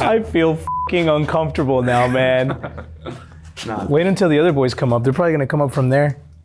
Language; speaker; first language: English; early bilingual, other home language; Spanish